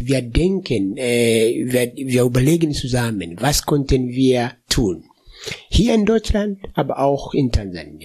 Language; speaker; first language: German; non-native, fluent; Swahili